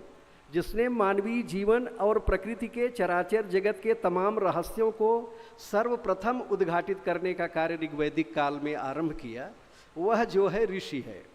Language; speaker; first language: Hindi; native; Hindi